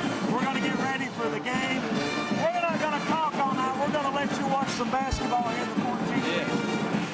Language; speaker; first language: English; native; English